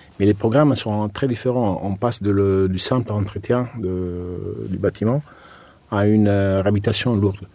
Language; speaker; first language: French; non-native, fluent; Italian